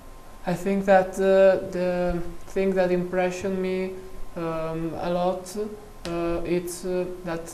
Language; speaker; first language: English; non-native, learner; Italian